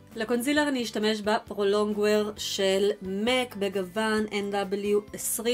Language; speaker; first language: Hebrew; early bilingual, other home language; Russian